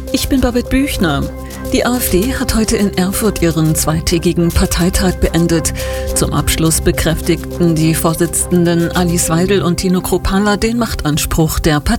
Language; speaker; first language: German; native; German